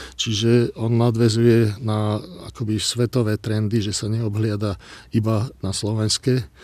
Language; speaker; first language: Slovak; non-native, local second language; Hungarian